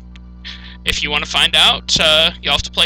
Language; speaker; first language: English; native; English